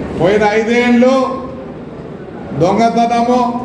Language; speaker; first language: Telugu; native; Telugu